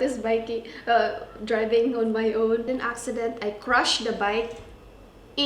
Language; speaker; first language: English; non-native, local second language; Cebuano